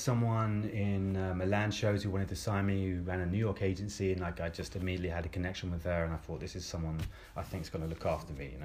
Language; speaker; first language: English; native; English